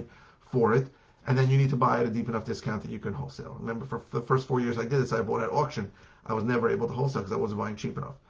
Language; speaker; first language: English; native; English